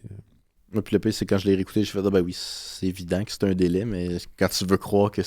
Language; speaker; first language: French; native; French